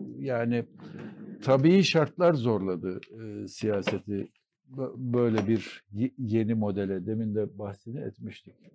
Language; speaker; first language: Turkish; native; Turkish